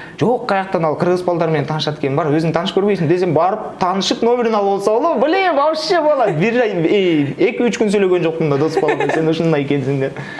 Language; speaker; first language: Kyrgyz; native; Kyrgyz